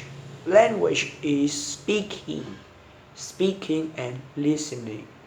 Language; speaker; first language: English; non-native, learner; Vietnamese